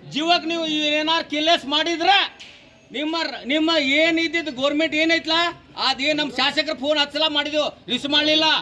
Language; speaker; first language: Kannada; non-native, local second language; Lambadi